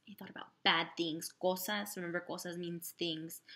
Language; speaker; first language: English; native; English